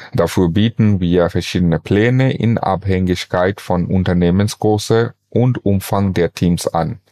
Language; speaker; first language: German; non-native, fluent; Bangla